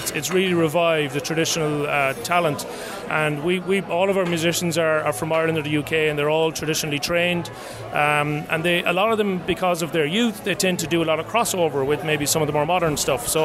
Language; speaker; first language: English; native; English